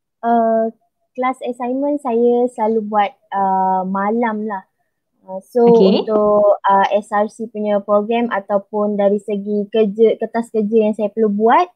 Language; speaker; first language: Malay; native; Malay